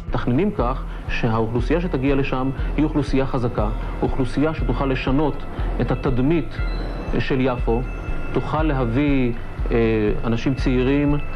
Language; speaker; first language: Hebrew; native; Hebrew